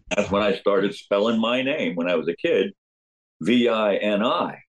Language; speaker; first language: English; native; English